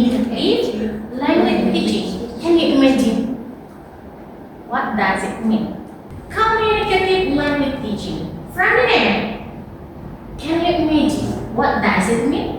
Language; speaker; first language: English; non-native, learner; Indonesian